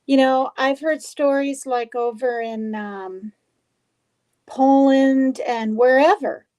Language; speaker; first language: English; native; English